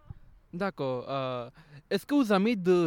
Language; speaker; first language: French; non-native, learner; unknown